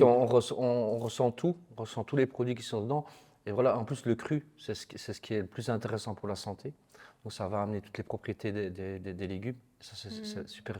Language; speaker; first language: French; native; French